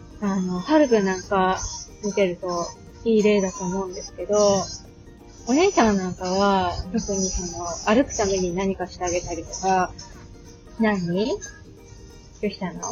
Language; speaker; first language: Japanese; native; Japanese